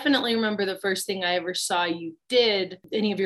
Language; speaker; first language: English; native; English